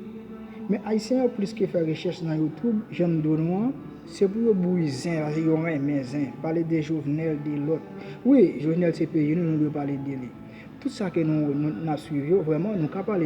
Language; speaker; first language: French; non-native, learner; Haitian Creole